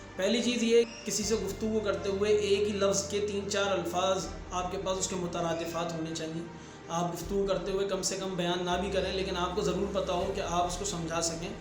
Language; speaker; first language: Urdu; native; Urdu